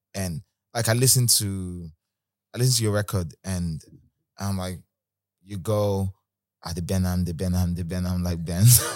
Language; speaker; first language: English; non-native, local second language; Igbo